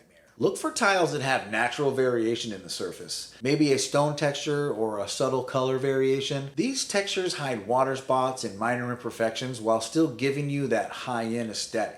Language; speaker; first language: English; native; English